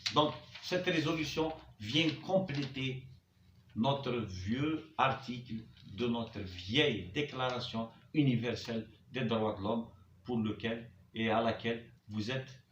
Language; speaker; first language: French; non-native, local second language; Arabic